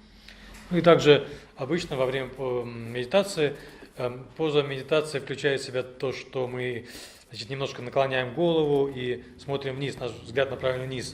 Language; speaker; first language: Russian; native; Russian